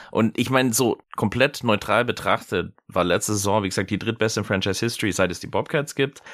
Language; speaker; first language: German; early bilingual, other home language; English